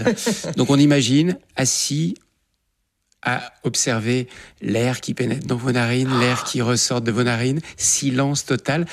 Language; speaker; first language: French; native; French